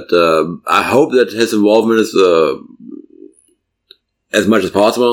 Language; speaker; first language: English; non-native, fluent; German